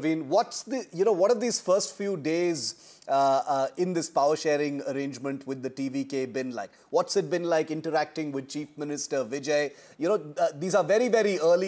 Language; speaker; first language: English; non-native, local second language; Tamil